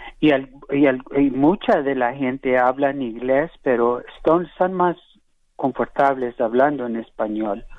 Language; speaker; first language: Spanish; early bilingual, heritage; English